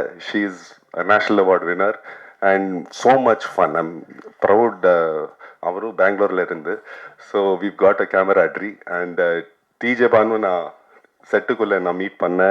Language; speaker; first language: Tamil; non-native, local second language; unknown